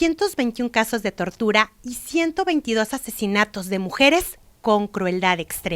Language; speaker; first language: Spanish; native; Spanish